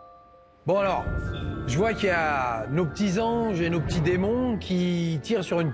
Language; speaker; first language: French; native; French